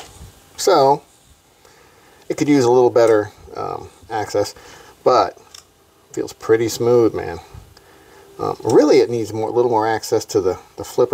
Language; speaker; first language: English; native; English